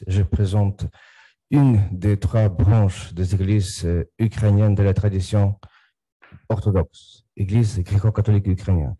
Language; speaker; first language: French; non-native, fluent; Ukrainian